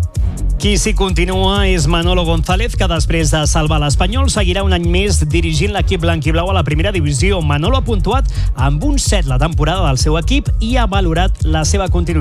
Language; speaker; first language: Catalan; native; Catalan